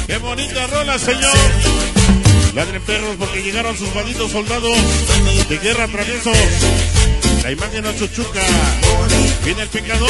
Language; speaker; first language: Spanish; native; Spanish